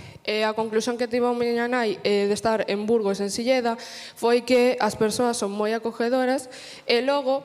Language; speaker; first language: Galician; early bilingual, other home language; Portuguese